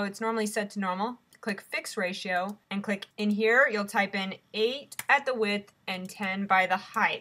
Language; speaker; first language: English; native; English